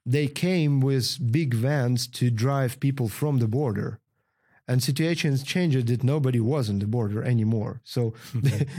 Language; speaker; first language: English; non-native, fluent; Ukrainian